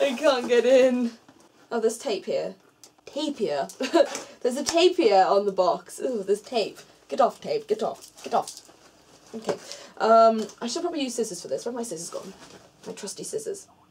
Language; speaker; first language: English; native; English